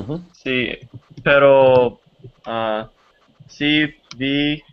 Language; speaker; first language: Spanish; non-native, learner; English